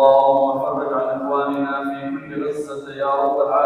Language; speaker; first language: Arabic; native; Arabic